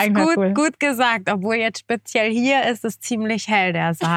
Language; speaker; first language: German; native; German